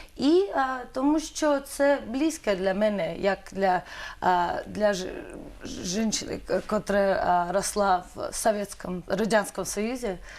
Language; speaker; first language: Ukrainian; non-native, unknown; Russian